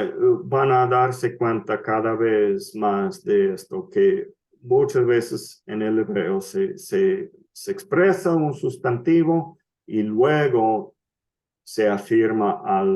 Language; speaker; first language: Spanish; non-native, fluent; English